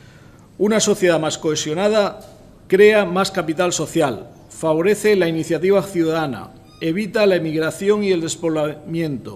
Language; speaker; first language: Spanish; native; Spanish